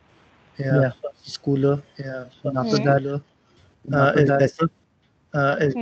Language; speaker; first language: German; non-native, learner; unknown